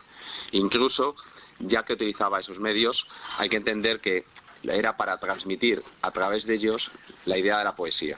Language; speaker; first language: Spanish; native; Spanish